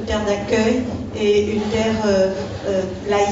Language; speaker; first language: French; native; French